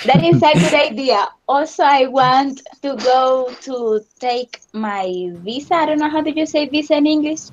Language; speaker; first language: English; non-native, learner; Spanish